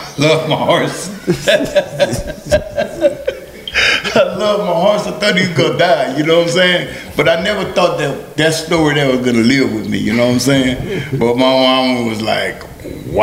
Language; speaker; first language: English; early bilingual, other home language; Haitian Creole